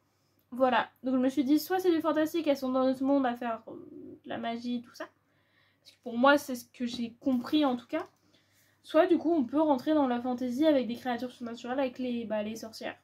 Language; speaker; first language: French; native; French